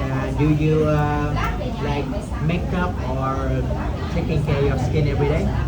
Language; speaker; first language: English; non-native, fluent; Vietnamese